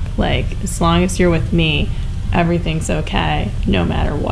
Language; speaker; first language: English; native; English